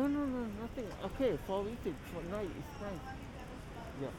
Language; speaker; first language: English; non-native, learner; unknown